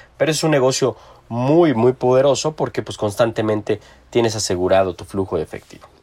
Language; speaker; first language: Spanish; native; Spanish